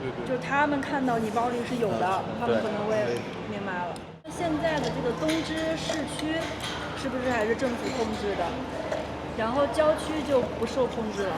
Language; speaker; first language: Chinese; native; Chinese